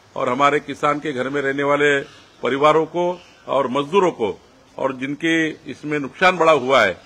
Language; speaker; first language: Hindi; non-native, local second language; Marathi